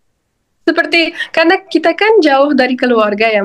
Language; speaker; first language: Indonesian; non-native, fluent; Uzbek